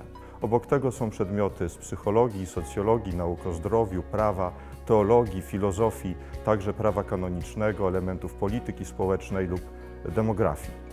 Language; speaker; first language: Polish; native; Polish